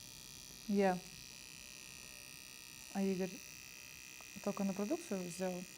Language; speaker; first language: Russian; non-native, fluent; Estonian